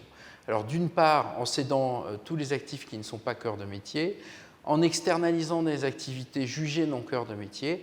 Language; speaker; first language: French; native; French